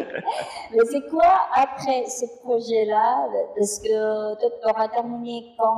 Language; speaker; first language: French; non-native, fluent; Indonesian